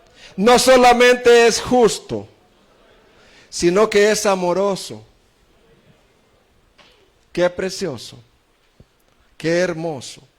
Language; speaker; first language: Spanish; native; Spanish